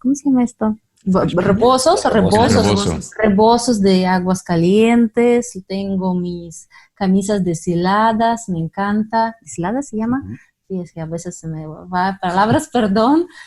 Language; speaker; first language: Spanish; non-native, fluent; Russian